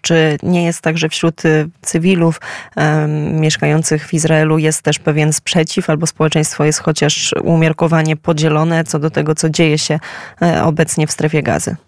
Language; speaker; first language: Polish; native; Polish